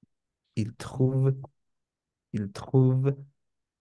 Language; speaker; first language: French; non-native, learner; English